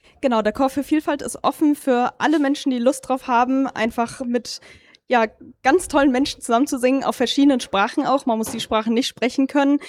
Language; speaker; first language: German; native; German